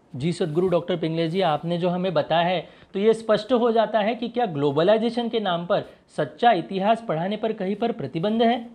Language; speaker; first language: Hindi; non-native, local second language; Marathi